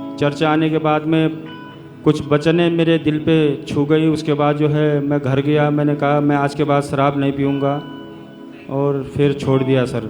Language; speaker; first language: Hindi; early bilingual, other home language; Nepali